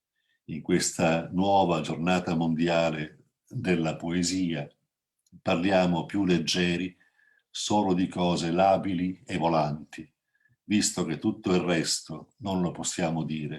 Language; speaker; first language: Italian; native; Italian